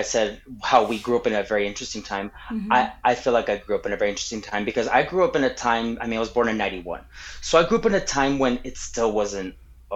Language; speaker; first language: English; native; English